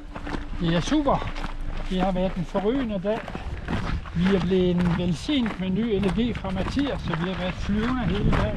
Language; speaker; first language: Danish; native; Danish